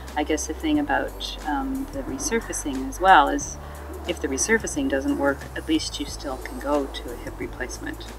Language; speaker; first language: English; native; English